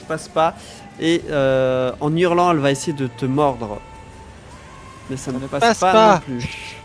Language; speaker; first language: French; native; French